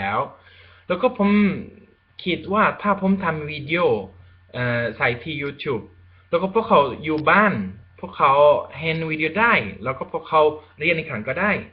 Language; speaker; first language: Thai; non-native, learner; Spanish